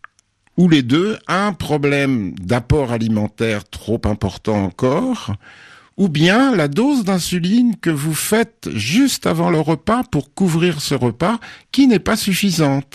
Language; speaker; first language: French; native; French